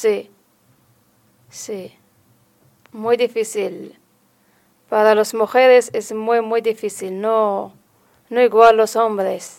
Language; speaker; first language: Spanish; non-native, learner; Arabic